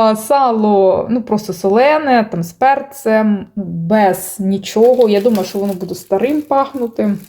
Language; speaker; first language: Ukrainian; non-native, local second language; Russian